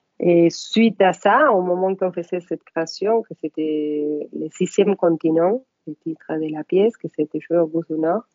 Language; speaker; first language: French; non-native, fluent; Spanish